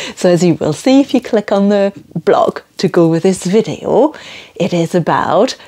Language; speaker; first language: English; non-native, fluent; French